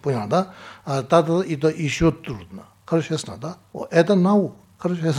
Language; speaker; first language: Russian; non-native, fluent; Tibetan